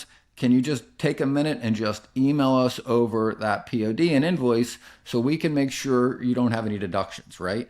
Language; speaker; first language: English; native; English